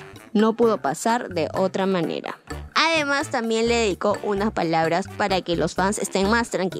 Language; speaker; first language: Spanish; native; Spanish